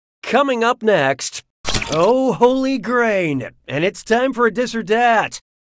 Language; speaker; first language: English; native; English